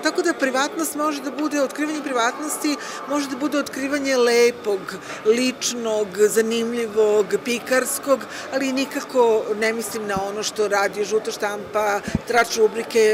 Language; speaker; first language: Serbian; native; Serbian